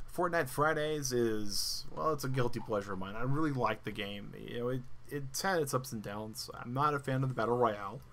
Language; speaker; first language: English; native; English